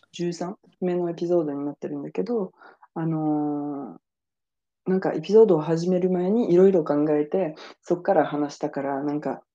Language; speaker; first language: Japanese; non-native, fluent; French